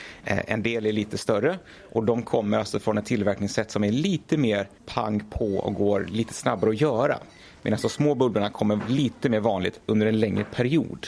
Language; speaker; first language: Swedish; native; Swedish